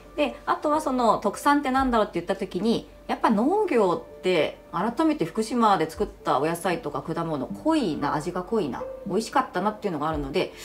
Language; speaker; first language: Japanese; native; Japanese